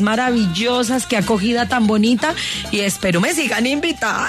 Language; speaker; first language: Spanish; native; Spanish